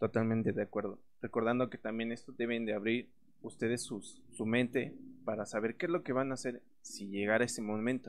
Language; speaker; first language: Spanish; native; Spanish